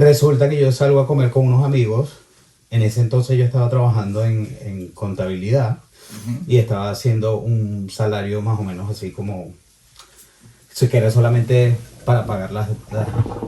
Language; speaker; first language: Spanish; native; Spanish